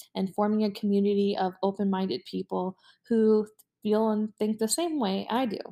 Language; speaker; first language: English; native; English